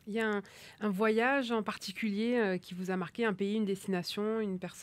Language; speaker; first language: French; native; French